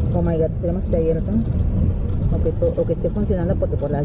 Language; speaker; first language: Spanish; native; Spanish